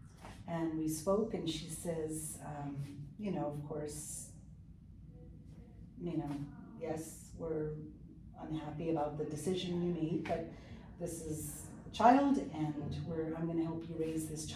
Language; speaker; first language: English; early bilingual, other home language; Spanish